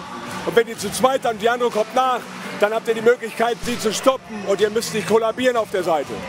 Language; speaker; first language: German; native; German